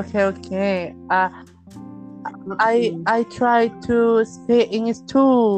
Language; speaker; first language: English; non-native, learner; Thai